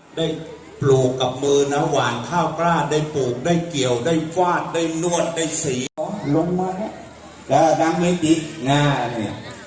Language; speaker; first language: Thai; native; Thai